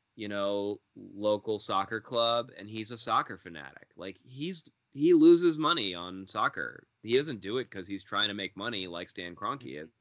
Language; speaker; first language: English; native; English